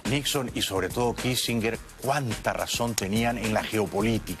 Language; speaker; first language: Spanish; native; Spanish